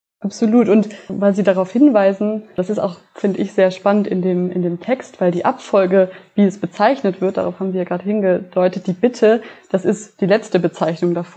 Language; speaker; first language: German; native; German